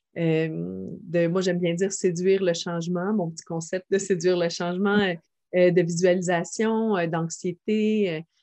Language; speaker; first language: French; native; French